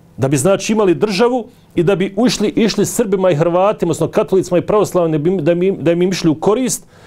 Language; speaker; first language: Bosnian; native; Bosnian